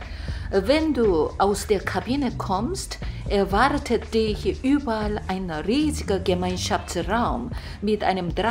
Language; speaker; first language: German; non-native, fluent; Korean